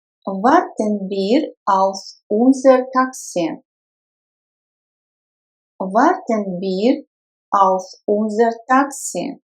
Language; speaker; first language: German; non-native, fluent; Russian